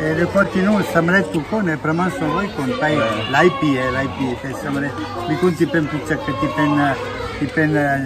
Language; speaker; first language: Thai; non-native, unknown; Italian